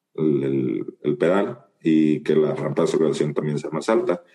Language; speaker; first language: Spanish; native; Spanish